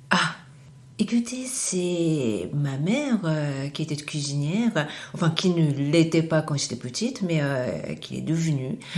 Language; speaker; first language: French; non-native, fluent; Japanese